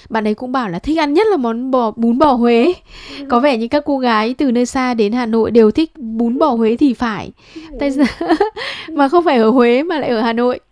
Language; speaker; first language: Vietnamese; native; Vietnamese